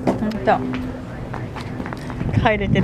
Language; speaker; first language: Japanese; native; Japanese